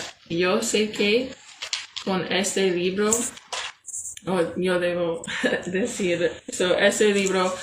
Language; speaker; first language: Spanish; non-native, learner; English